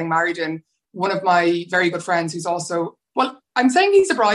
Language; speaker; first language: English; native; English